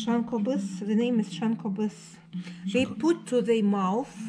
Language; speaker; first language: English; non-native, fluent; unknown